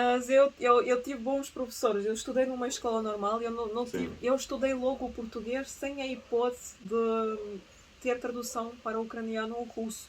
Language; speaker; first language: Portuguese; early bilingual, other home language; Russian